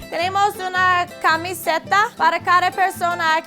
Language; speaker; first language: Spanish; non-native, fluent; English